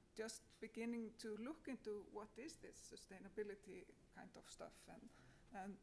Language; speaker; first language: English; non-native, fluent; Icelandic